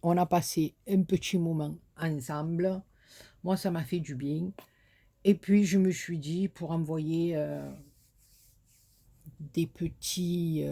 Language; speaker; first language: French; native; French